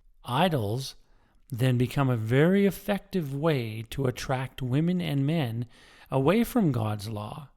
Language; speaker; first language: English; native; English